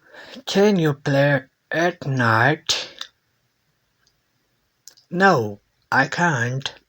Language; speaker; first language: English; non-native, learner; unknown